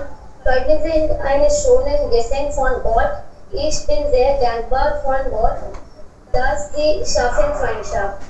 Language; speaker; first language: German; non-native, learner; Hindi